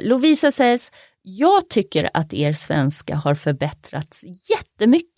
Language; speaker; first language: Swedish; native; Swedish